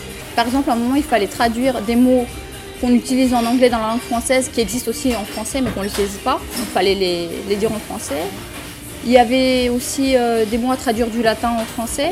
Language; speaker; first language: French; early bilingual, other home language; Romanian